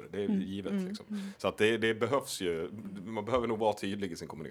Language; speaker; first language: Swedish; native; Swedish